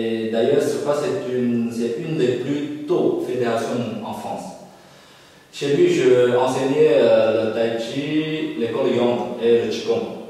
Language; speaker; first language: French; non-native, fluent; Chinese